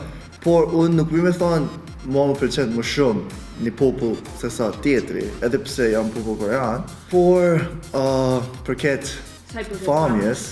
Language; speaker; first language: Albanian; early bilingual, other home language; Korean